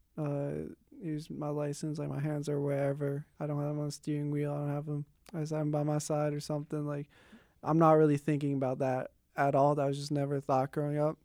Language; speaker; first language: English; native; English